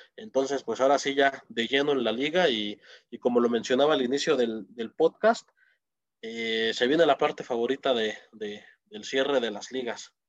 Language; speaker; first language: Spanish; native; Spanish